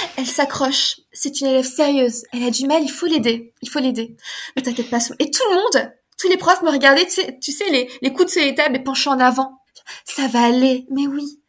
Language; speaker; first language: French; early bilingual, other home language; Khmer